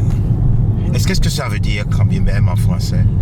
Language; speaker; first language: French; non-native, local second language; Haitian Creole